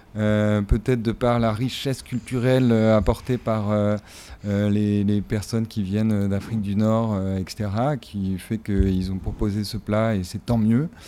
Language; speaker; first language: French; native; French